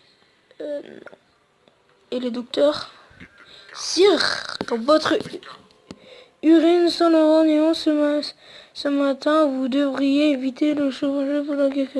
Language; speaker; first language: French; native; French